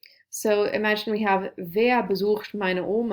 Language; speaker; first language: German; non-native, fluent; English